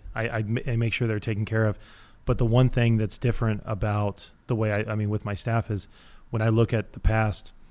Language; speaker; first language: English; native; English